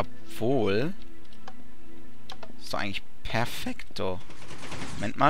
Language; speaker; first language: German; native; German